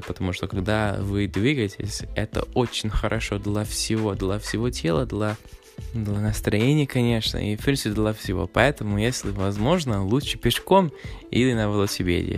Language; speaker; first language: Russian; non-native, fluent; English